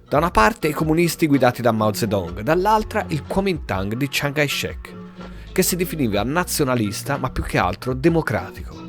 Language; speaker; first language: Italian; native; Italian